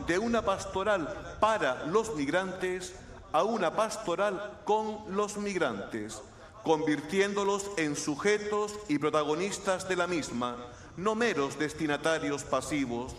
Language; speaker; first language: Spanish; native; Spanish